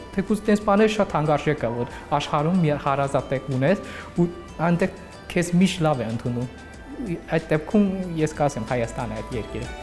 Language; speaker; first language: Armenian; non-native, fluent; Chinese